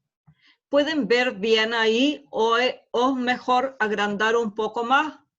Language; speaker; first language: Spanish; native; Spanish